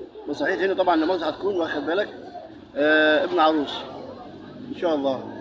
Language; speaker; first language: Arabic; native; Arabic